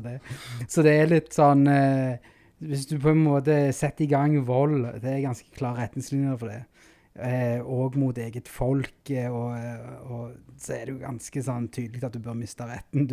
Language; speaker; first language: Norwegian; native; Norwegian